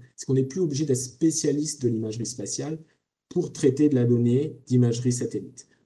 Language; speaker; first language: French; native; French